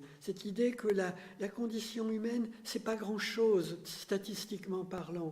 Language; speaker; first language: French; native; French